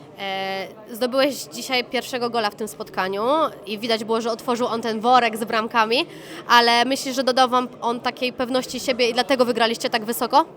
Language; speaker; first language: Polish; native; Polish